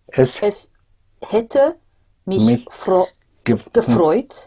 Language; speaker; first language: German; non-native, learner; English